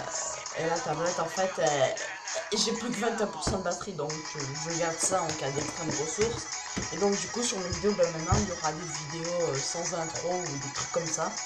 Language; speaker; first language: French; native; French